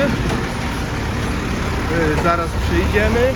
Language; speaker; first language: Polish; native; Polish